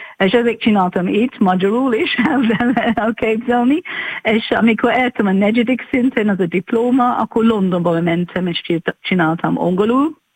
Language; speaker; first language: Hungarian; non-native, learner; English